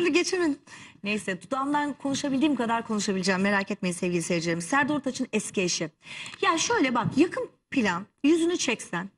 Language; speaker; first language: Turkish; native; Turkish